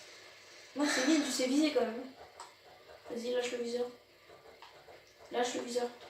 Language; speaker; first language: French; native; French